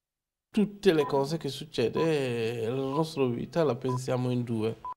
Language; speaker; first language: Italian; non-native, learner; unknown